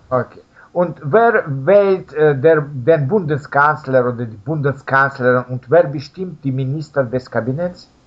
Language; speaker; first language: German; non-native, learner; Russian